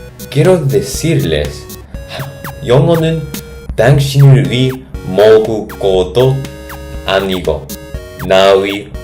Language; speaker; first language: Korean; non-native, learner; Spanish